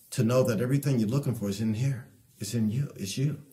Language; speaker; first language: English; native; English